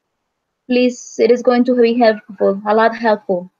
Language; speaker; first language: English; non-native, fluent; Spanish